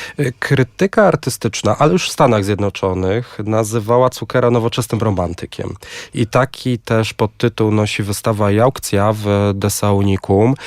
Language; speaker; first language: Polish; native; Polish